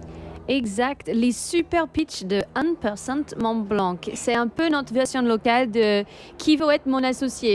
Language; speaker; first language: French; native; French